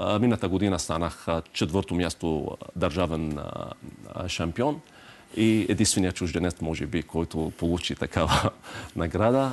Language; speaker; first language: Bulgarian; non-native, fluent; Arabic